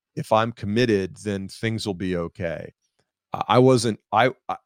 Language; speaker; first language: English; native; English